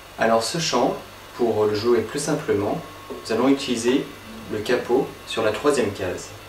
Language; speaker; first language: French; native; French